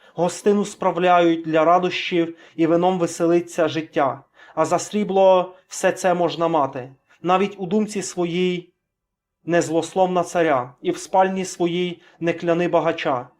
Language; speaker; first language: Ukrainian; native; Ukrainian